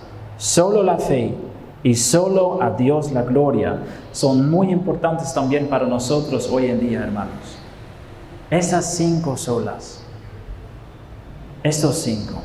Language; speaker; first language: Spanish; non-native, fluent; Dutch